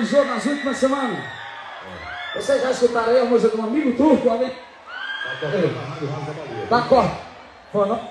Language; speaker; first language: Portuguese; native; Portuguese